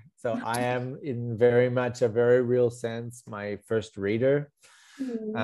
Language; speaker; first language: English; native; English